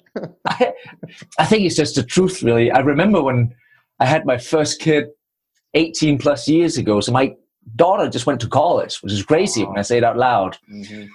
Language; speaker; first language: English; non-native, fluent; Danish